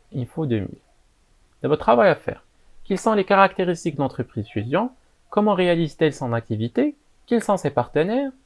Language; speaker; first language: French; non-native, local second language; Arabic